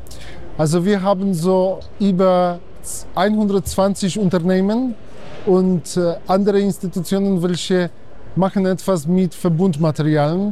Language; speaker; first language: German; non-native, fluent; Polish